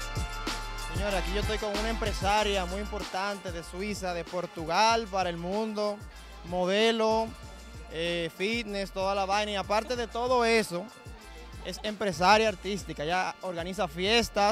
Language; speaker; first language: Spanish; native; Spanish